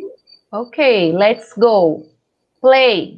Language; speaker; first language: English; non-native, fluent; Portuguese